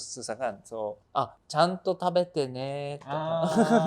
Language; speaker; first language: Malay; non-native, fluent; Japanese